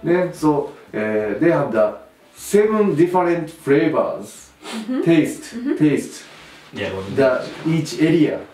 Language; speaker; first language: English; non-native, learner; Japanese